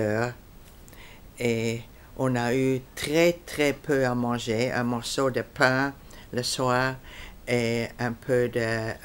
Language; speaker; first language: French; non-native, fluent; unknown